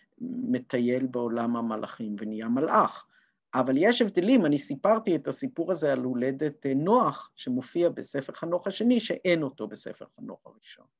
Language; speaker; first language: Hebrew; native; Hebrew